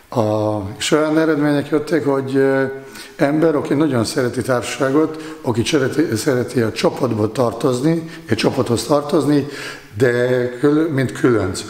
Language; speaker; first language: Hungarian; non-native, fluent; Bosnian